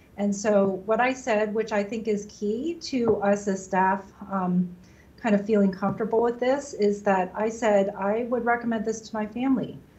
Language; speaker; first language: English; native; English